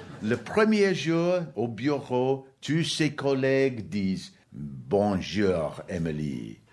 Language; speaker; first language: French; non-native, learner; English